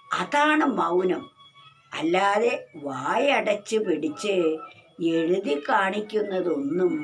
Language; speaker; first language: Malayalam; native; Malayalam